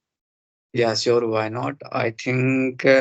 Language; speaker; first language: English; non-native, learner; Hindi